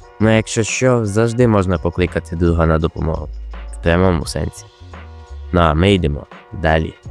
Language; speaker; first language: Ukrainian; native; Ukrainian